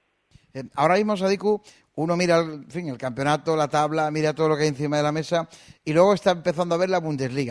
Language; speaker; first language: Spanish; native; Spanish